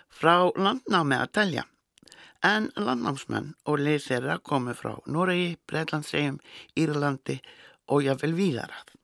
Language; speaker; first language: Icelandic; native; Icelandic